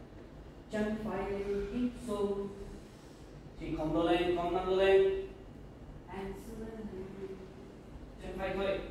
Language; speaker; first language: Vietnamese; non-native, learner; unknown